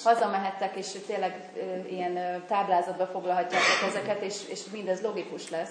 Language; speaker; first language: Hungarian; native; Hungarian